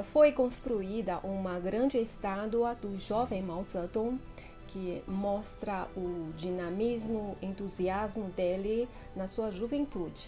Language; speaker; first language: Portuguese; non-native, fluent; Chinese